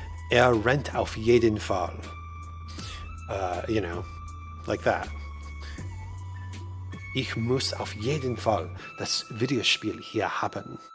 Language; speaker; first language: German; non-native, learner; English